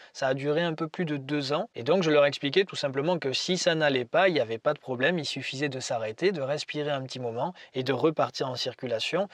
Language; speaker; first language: French; native; French